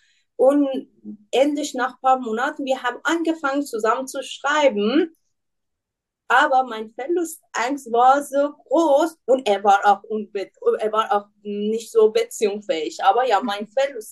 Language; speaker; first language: German; non-native, learner; Persian